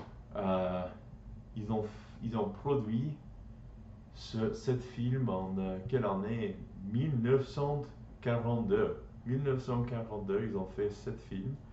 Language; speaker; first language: French; non-native, learner; English